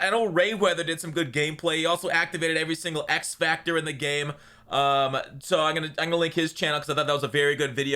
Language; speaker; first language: English; native; English